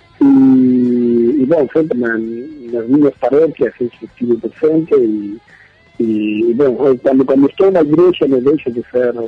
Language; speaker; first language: Portuguese; non-native, learner; Spanish